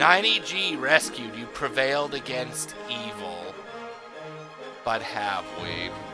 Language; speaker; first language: English; native; English